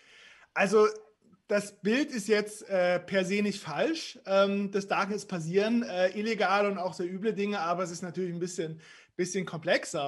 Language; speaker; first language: German; native; German